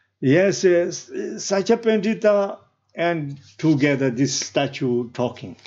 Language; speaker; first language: English; non-native, learner; Tibetan